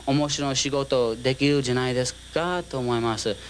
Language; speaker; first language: Japanese; non-native, learner; English